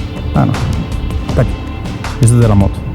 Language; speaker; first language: Portuguese; non-native, learner; Spanish